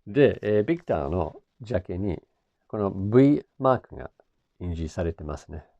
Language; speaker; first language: Japanese; non-native, fluent; English